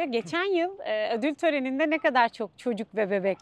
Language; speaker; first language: Turkish; native; Turkish